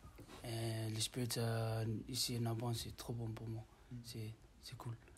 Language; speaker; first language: French; non-native, learner; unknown